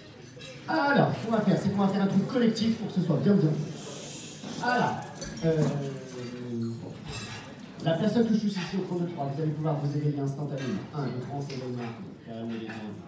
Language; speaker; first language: French; native; French